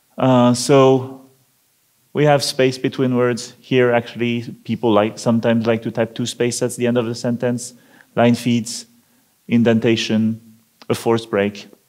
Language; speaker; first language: English; non-native, fluent; French